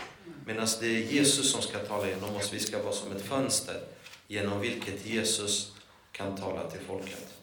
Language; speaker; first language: Swedish; non-native, fluent; Polish